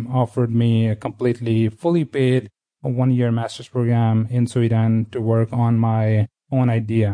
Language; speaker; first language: English; non-native, local second language; Urdu